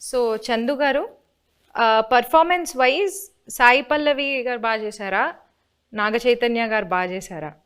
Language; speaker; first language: Telugu; native; Telugu